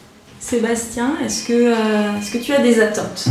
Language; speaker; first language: French; native; French